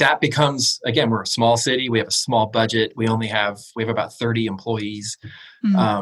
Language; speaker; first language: English; native; English